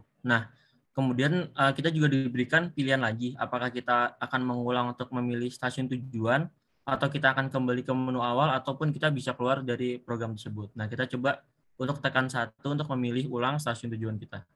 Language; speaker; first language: Indonesian; native; Indonesian